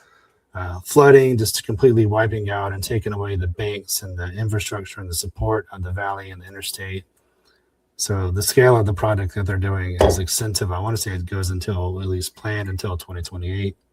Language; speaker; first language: English; native; English